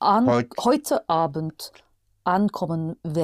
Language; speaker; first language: German; non-native, learner; English